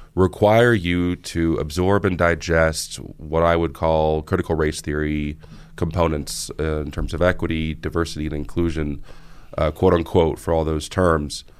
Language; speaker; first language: English; native; English